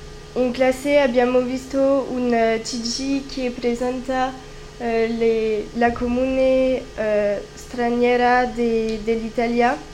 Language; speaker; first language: Italian; non-native, learner; French